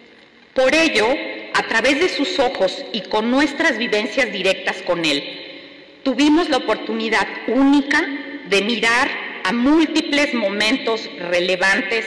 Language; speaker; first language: Spanish; native; Spanish